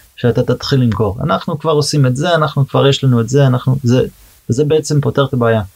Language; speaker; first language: Hebrew; early bilingual, heritage; Hebrew